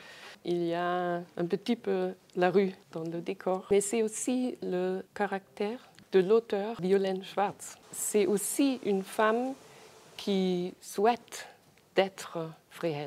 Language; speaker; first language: French; non-native, fluent; German